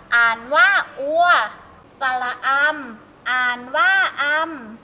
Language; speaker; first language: Thai; native; Thai